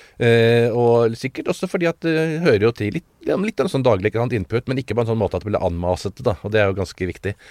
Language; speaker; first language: Norwegian; native; Norwegian